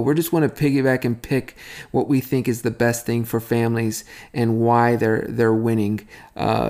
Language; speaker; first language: English; native; English